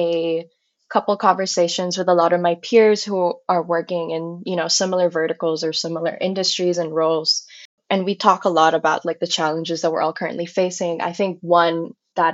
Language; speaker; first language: English; non-native, local second language; Filipino